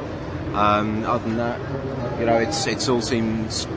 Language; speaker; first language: English; native; English